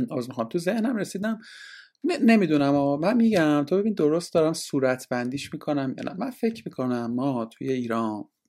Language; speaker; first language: Persian; native; Persian